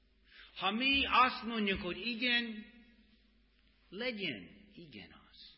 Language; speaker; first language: Hungarian; non-native, fluent; English